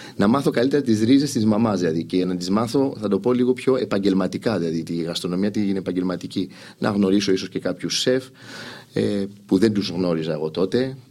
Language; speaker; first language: Greek; early bilingual, heritage; Greek